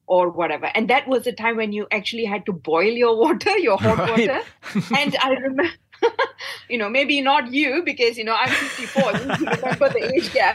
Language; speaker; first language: English; non-native, local second language; Tamil